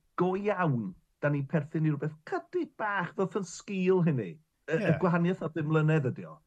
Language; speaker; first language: Welsh; native; Welsh